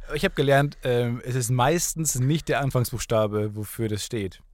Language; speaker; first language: German; native; German